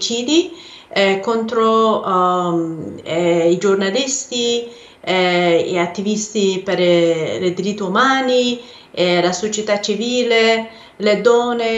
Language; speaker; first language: Italian; non-native, fluent; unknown